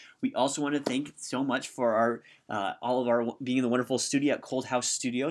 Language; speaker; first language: English; native; English